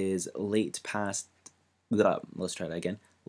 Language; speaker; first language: English; native; English